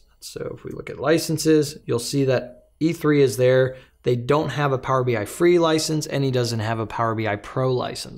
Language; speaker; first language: English; native; English